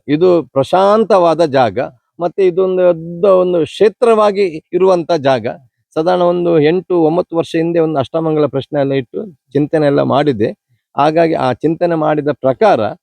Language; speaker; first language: Kannada; non-native, local second language; Tulu